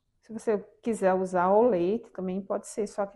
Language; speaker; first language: Portuguese; native; Portuguese